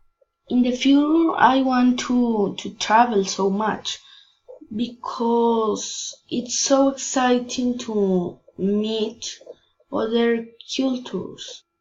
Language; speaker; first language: English; non-native, learner; Spanish